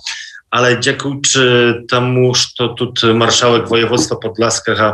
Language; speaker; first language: Polish; non-native, learner; Belarusian